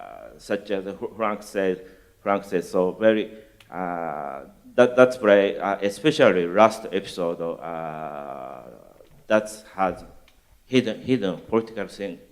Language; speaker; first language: English; non-native, learner; Japanese